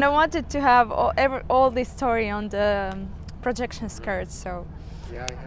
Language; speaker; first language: English; non-native, fluent; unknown